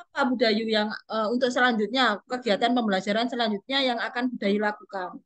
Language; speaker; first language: Indonesian; native; Indonesian